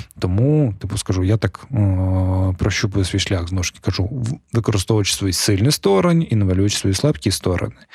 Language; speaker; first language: Ukrainian; non-native, local second language; Russian